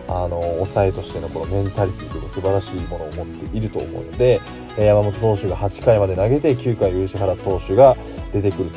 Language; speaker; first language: Japanese; native; Japanese